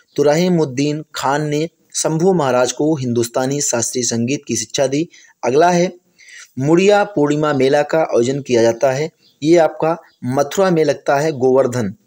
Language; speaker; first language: Hindi; native; Hindi